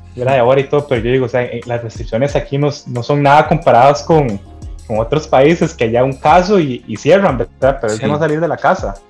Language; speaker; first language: Spanish; native; Spanish